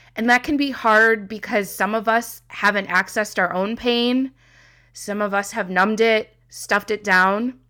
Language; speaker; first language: English; native; English